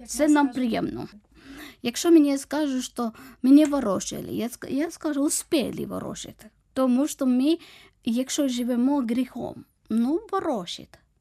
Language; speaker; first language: Ukrainian; non-native, learner; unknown